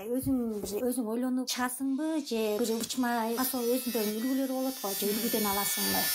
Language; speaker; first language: Kyrgyz; native; Kyrgyz